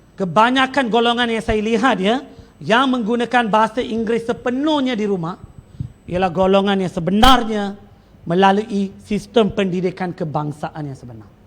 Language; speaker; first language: Malay; non-native, local second language; Tamil